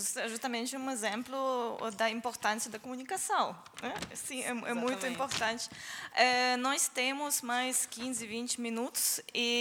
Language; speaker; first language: Portuguese; non-native, fluent; German